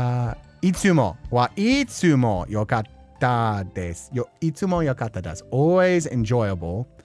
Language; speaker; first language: Japanese; non-native, learner; English